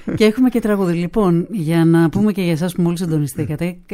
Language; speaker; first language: Greek; native; Greek